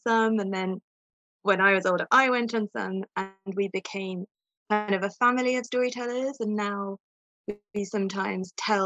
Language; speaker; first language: English; native; English